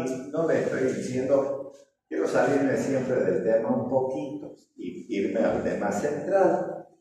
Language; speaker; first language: Spanish; native; Spanish